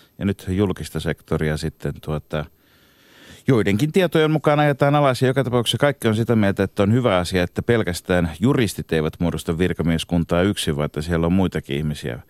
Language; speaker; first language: Finnish; native; Finnish